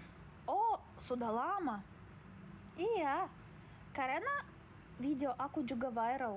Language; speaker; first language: Indonesian; non-native, learner; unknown